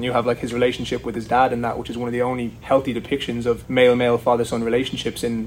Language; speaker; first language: English; native; English